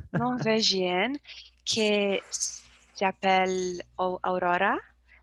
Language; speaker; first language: French; non-native, learner; Portuguese